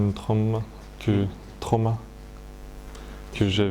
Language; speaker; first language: French; non-native, fluent; Russian